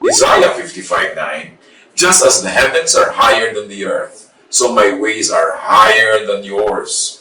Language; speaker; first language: English; non-native, local second language; Filipino